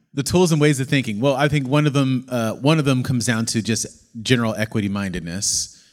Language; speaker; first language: English; native; English